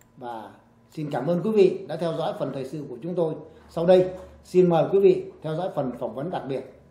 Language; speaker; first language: Vietnamese; native; Vietnamese